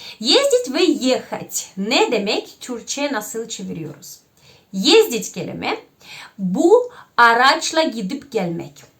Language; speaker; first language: Turkish; non-native, fluent; Russian